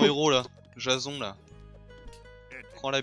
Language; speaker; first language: French; native; French